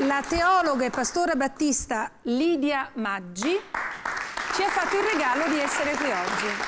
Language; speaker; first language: Italian; native; Italian